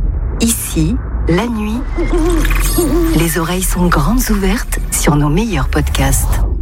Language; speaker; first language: French; native; French